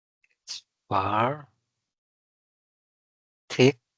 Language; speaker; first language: English; non-native, learner; Indonesian